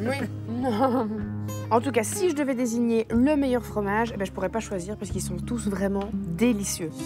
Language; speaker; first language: French; native; French